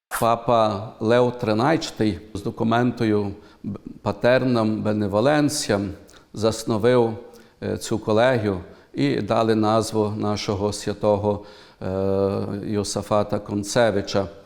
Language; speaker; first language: Ukrainian; early bilingual, heritage; Ukrainian